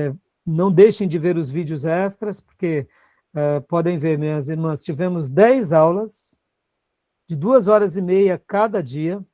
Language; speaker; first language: Portuguese; native; Portuguese